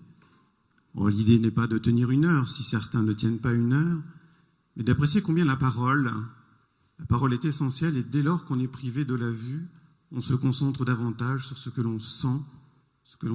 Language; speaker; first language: French; native; French